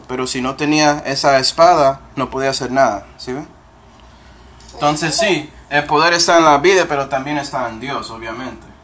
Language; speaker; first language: Spanish; non-native, fluent; English